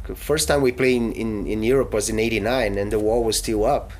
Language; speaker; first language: English; non-native, fluent; Portuguese